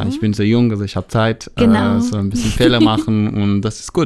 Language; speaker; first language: German; non-native, learner; Hebrew